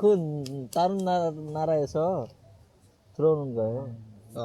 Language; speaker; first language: Korean; non-native, fluent; Nepali